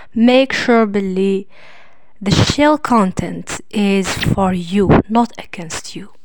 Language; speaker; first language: English; non-native, fluent; Arabic